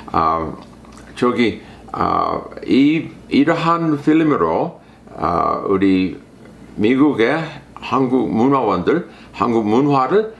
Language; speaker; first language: Korean; non-native, fluent; English